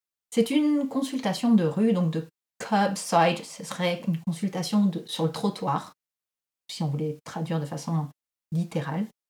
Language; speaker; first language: French; native; French